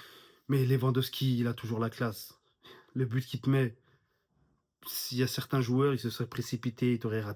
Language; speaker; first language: French; native; French